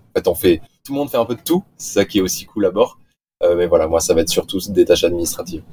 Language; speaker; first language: French; native; French